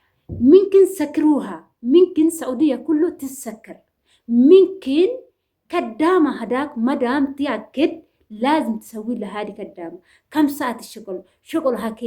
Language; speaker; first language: Arabic; non-native, learner; Oromo